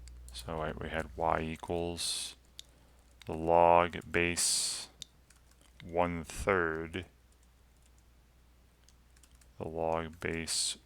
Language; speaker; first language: English; native; English